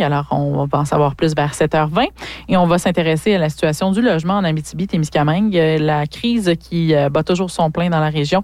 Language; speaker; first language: French; native; French